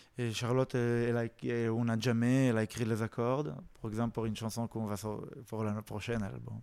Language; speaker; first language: French; non-native, fluent; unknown